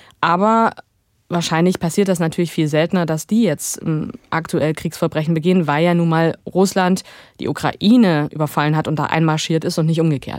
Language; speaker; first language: German; native; German